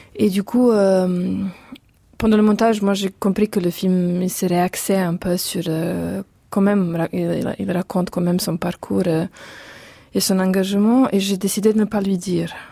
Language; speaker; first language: French; non-native, fluent; Serbian